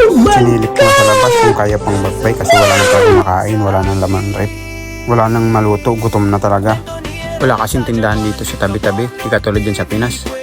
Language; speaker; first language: Filipino; non-native, local second language; Bikol